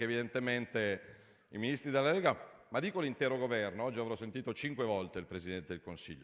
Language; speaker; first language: Italian; native; Italian